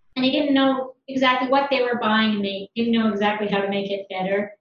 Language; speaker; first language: English; native; English